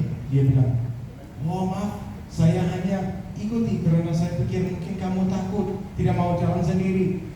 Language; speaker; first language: Indonesian; non-native, fluent; Danish